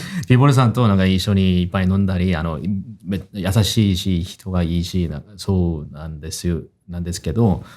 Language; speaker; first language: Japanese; non-native, fluent; Korean